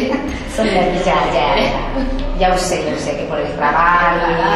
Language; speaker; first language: Catalan; non-native, learner; Spanish